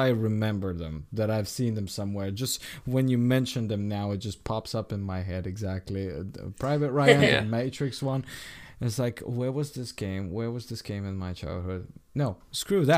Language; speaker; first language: English; non-native, fluent; Bulgarian